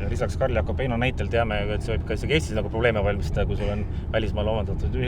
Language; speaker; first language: Estonian; native; Estonian